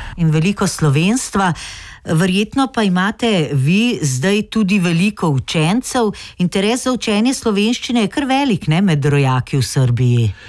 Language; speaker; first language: Slovenian; native; Slovenian